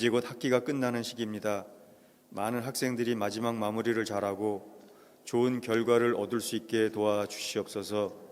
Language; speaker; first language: Korean; native; Korean